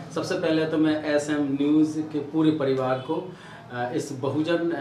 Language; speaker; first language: Hindi; native; Hindi